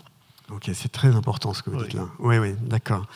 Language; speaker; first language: French; native; French